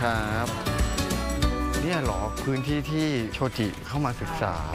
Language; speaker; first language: Thai; native; Thai